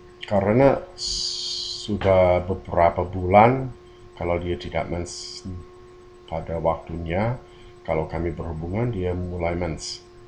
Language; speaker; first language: Indonesian; non-native, fluent; English